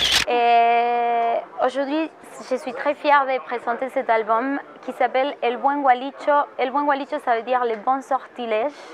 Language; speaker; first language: French; non-native, fluent; Spanish